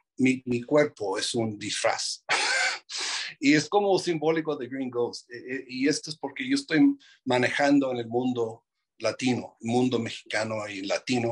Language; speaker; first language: Spanish; non-native, fluent; English